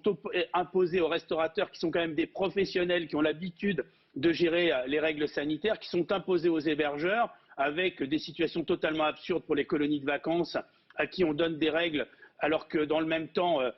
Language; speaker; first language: French; native; French